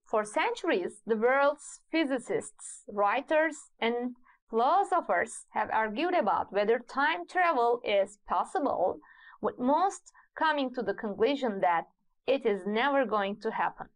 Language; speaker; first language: English; non-native, fluent; Turkish